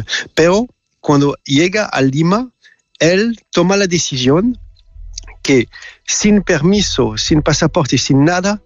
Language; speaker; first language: Spanish; non-native, learner; French